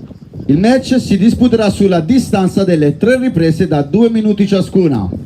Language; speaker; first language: Italian; native; Italian